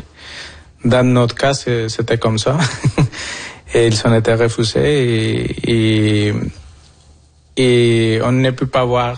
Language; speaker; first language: French; non-native, fluent; Spanish